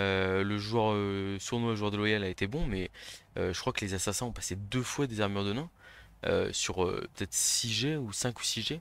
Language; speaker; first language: French; native; French